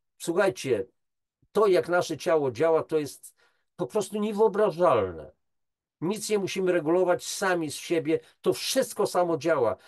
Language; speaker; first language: Polish; native; Polish